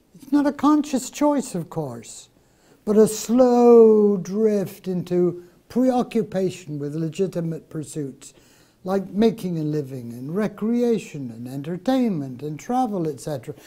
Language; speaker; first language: English; native; English